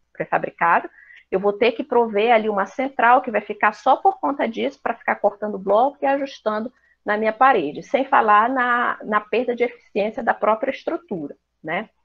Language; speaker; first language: Portuguese; native; Portuguese